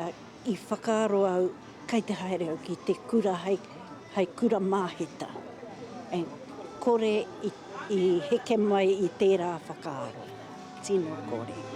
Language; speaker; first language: Māori; non-native, local second language; English